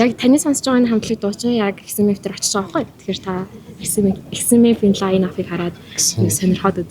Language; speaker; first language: Mongolian; native; Mongolian